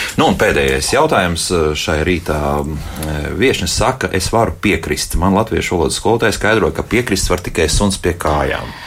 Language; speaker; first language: Latvian; native; Latvian